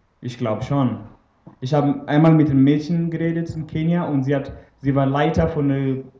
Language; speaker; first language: German; non-native, fluent; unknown